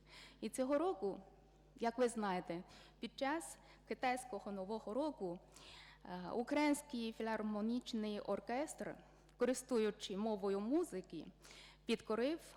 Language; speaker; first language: Ukrainian; non-native, fluent; Chinese